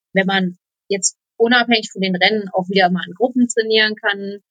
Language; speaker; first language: German; non-native, fluent; Polish